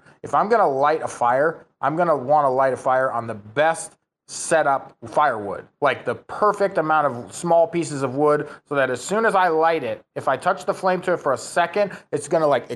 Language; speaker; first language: English; native; English